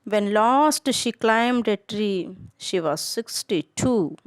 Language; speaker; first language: English; non-native, local second language; Kannada